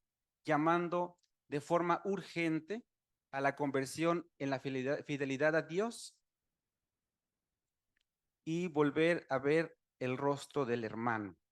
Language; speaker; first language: Spanish; native; Spanish